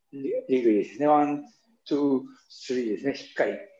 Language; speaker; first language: Japanese; native; Japanese